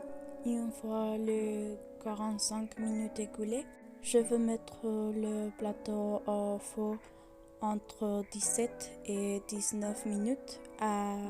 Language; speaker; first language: French; non-native, learner; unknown